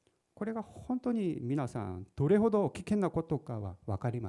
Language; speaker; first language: Japanese; non-native, fluent; Korean